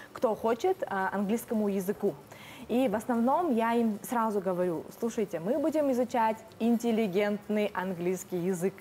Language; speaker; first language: Russian; native; Russian